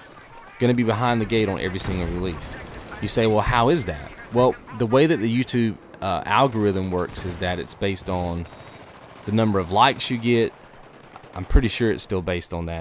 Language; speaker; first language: English; native; English